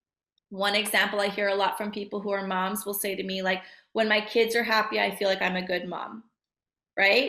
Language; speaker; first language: English; native; English